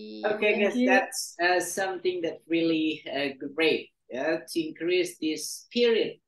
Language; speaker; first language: English; non-native, fluent; Indonesian